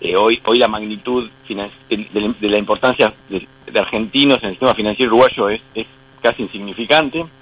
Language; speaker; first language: Spanish; native; Spanish